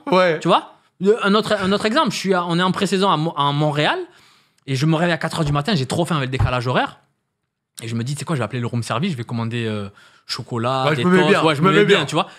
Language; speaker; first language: French; native; French